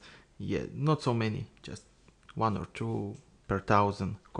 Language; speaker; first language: English; non-native, learner; Russian